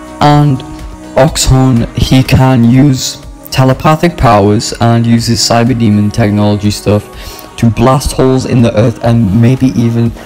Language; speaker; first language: English; native; English